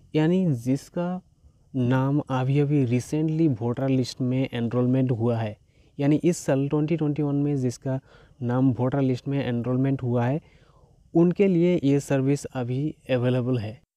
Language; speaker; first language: Hindi; non-native, local second language; Bangla